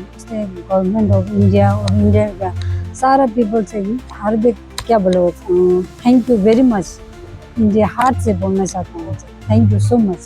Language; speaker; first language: Hindi; non-native, local second language; Tibetan